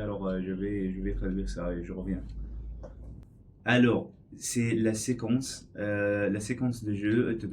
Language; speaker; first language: French; non-native, learner; English